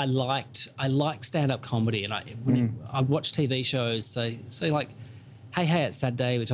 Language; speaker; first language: English; native; English